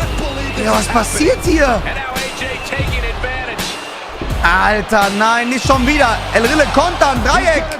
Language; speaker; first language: German; native; German